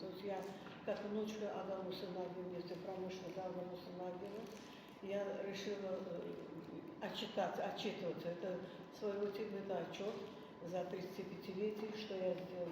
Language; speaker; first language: Russian; non-native, local second language; Azerbaijani